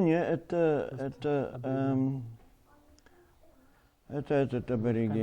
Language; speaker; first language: Russian; early bilingual, heritage; Russian